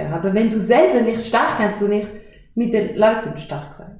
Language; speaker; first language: German; non-native, fluent; French